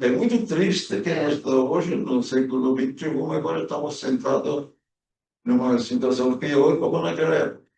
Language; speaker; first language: Portuguese; early bilingual, other home language; German